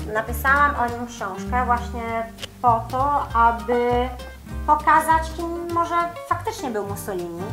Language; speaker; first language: Polish; non-native, fluent; Italian